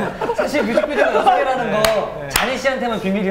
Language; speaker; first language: Korean; native; Korean